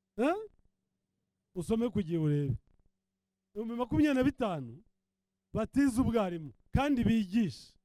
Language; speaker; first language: Kinyarwanda; native; Kinyarwanda